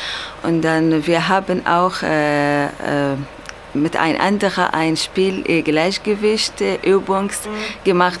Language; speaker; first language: German; non-native, learner; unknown